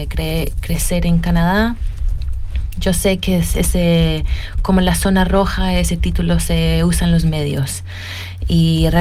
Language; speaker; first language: Spanish; early bilingual, heritage; Spanish